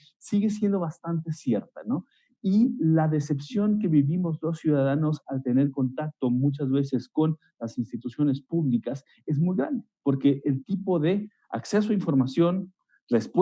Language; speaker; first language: Spanish; native; Spanish